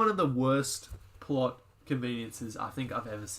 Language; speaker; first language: English; native; English